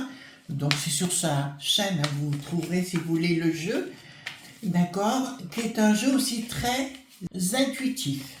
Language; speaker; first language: French; native; French